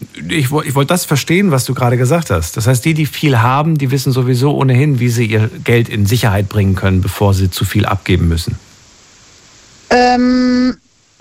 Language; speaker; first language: German; native; German